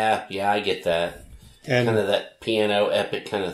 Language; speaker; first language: English; native; English